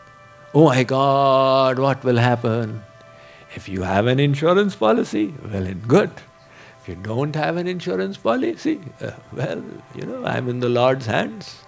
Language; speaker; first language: English; non-native, local second language; Hindi